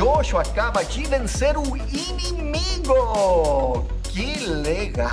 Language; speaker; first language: Portuguese; non-native, fluent; English